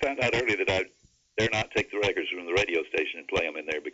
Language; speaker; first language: English; native; English